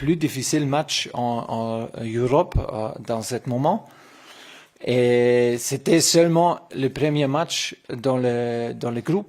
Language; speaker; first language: French; non-native, learner; German